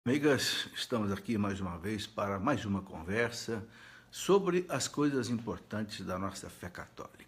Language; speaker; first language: Portuguese; native; Portuguese